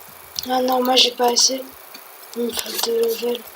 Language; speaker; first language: French; native; French